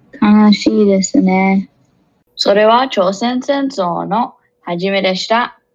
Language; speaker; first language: Japanese; non-native, learner; English